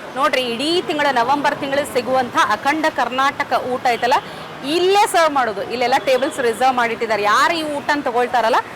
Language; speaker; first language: Kannada; native; Kannada